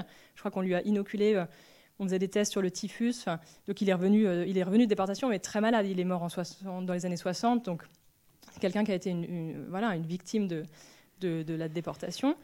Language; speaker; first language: French; native; French